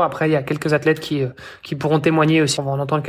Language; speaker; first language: French; native; French